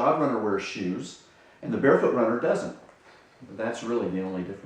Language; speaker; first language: English; native; English